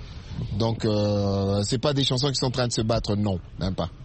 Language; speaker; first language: French; non-native, local second language; Swahili